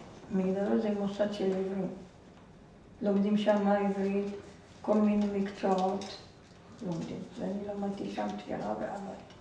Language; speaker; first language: Hebrew; non-native, fluent; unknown